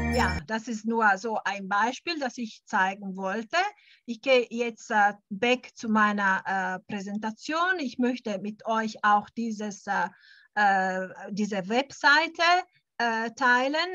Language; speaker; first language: German; non-native, fluent; Italian